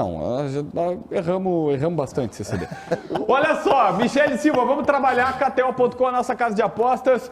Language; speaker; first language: Portuguese; native; Portuguese